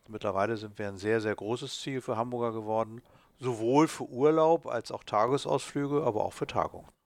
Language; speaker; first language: German; native; German